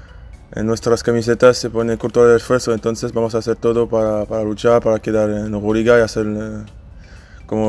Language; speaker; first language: Spanish; non-native, learner; French